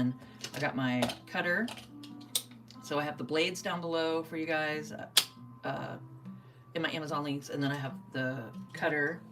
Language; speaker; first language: English; native; English